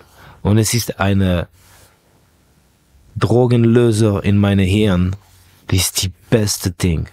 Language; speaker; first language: German; non-native, fluent; Estonian